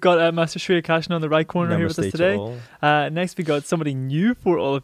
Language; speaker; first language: English; native; English